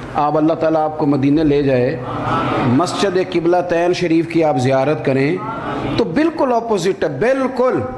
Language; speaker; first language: Urdu; non-native, local second language; Punjabi